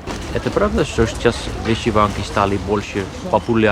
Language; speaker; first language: Russian; non-native, learner; Dutch